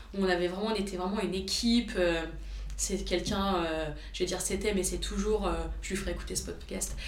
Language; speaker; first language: French; early bilingual, other home language; Romanian